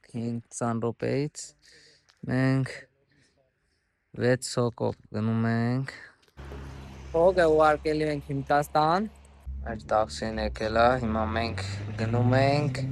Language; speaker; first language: Armenian; non-native, learner; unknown